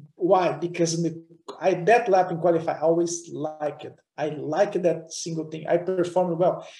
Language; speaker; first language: English; non-native, fluent; Portuguese